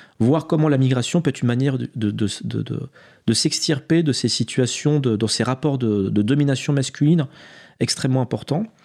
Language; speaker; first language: French; native; French